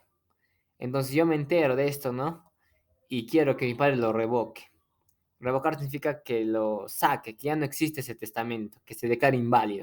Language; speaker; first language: Spanish; native; Spanish